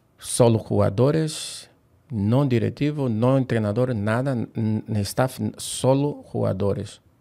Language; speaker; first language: Spanish; non-native, fluent; Portuguese